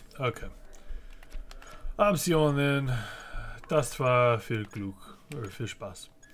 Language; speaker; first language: German; non-native, learner; English